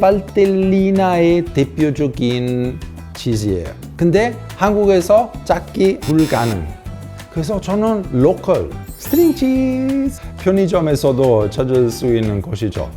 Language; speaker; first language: Korean; non-native, fluent; Italian